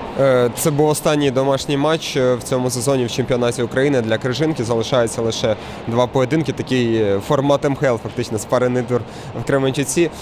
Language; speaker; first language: Ukrainian; native; Ukrainian